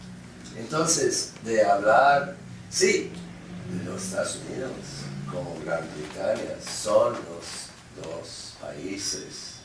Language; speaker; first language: Spanish; non-native, fluent; English